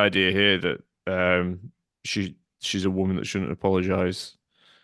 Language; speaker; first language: English; native; English